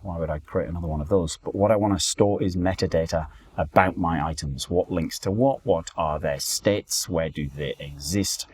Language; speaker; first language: English; native; English